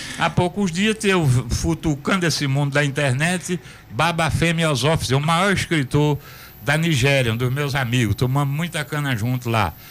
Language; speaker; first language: Portuguese; native; Portuguese